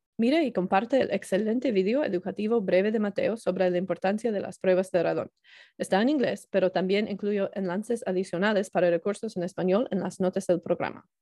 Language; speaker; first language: Spanish; non-native, learner; English